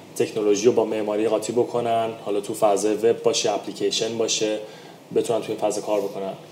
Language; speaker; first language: Persian; native; Persian